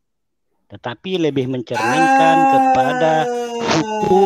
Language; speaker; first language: Indonesian; native; Indonesian